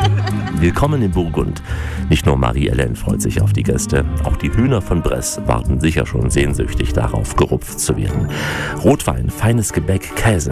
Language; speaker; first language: German; native; German